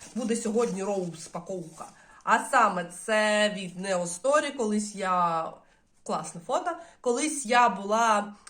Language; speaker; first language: Ukrainian; non-native, local second language; Russian